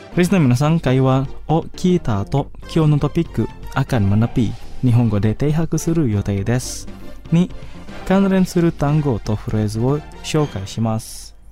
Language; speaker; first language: Japanese; non-native, fluent; Indonesian